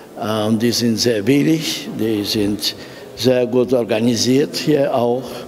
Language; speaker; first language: German; non-native, fluent; Polish